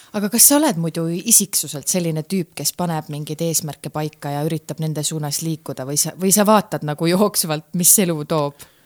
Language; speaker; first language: Estonian; native; Estonian